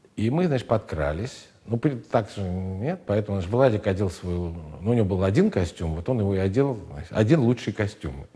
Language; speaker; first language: Russian; native; Russian